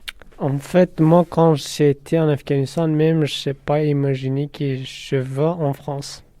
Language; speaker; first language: French; non-native, learner; Persian